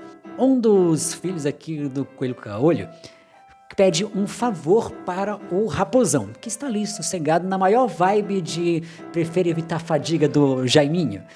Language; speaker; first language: Portuguese; native; Portuguese